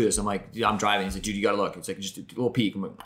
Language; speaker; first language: English; native; English